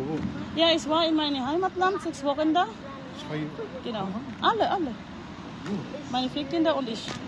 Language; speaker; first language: German; non-native, learner; Filipino